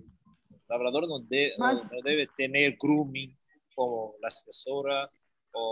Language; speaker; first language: Spanish; non-native, learner; Portuguese